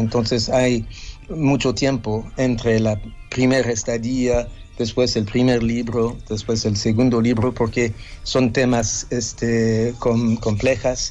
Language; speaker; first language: Spanish; non-native, fluent; French